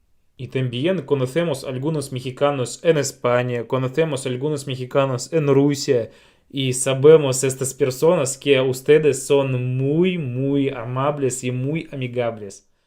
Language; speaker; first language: Spanish; non-native, fluent; Russian